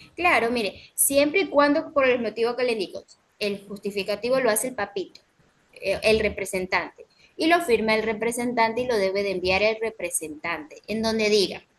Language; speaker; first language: Spanish; native; Spanish